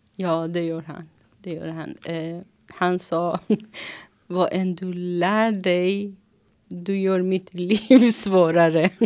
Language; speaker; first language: Swedish; non-native, fluent; Persian